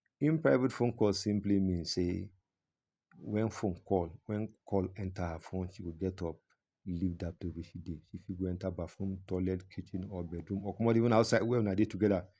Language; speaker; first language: Nigerian Pidgin; non-native, local second language; Yoruba